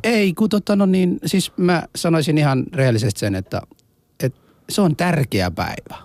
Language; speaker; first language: Finnish; non-native, fluent; Somali